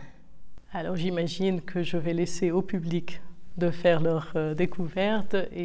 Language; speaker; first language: French; non-native, local second language; Arabic